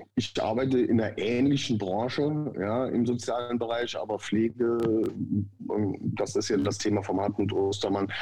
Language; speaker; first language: German; native; German